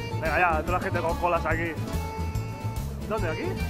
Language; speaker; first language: Spanish; native; Spanish